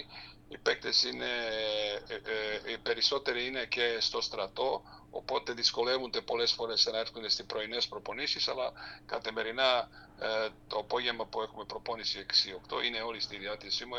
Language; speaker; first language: Greek; non-native, fluent; Serbian